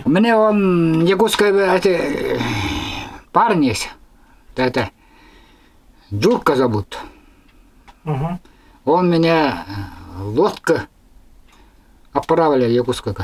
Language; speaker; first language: Russian; non-native, local second language; Yakut